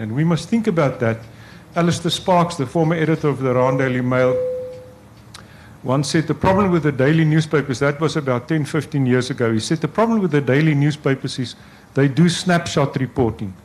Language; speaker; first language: English; non-native, local second language; Afrikaans